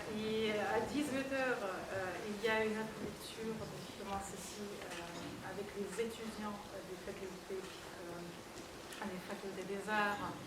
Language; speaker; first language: French; non-native, fluent; Russian